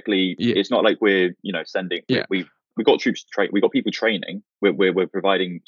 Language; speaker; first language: English; native; English